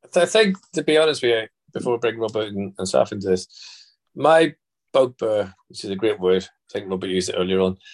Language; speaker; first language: English; native; English